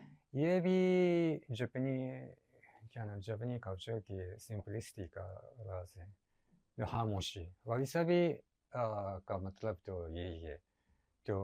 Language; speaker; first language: Hindi; non-native, learner; Japanese